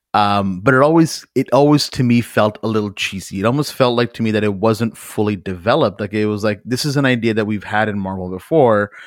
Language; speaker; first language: English; early bilingual, other home language; Urdu